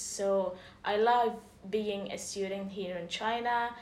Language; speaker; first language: English; non-native, fluent; Arabic